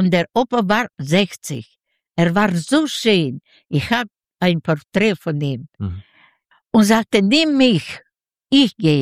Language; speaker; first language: German; non-native, learner; Yiddish